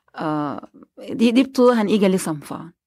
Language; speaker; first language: Danish; non-native, learner; Arabic